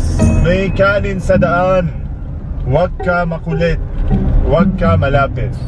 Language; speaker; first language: Filipino; non-native, learner; German